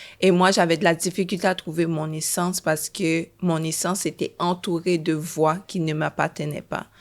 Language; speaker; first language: French; early bilingual, other home language; Haitian Creole